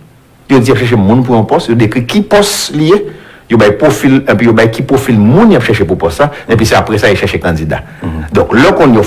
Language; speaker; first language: French; non-native, local second language; Haitian Creole